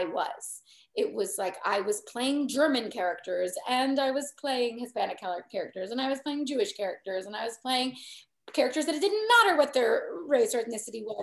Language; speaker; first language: English; native; English